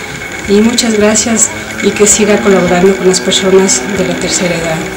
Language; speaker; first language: Spanish; native; Spanish